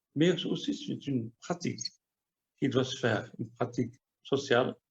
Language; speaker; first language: French; non-native, local second language; Arabic